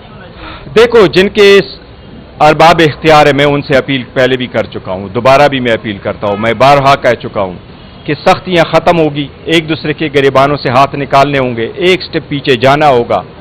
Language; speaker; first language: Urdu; non-native, local second language; Pashto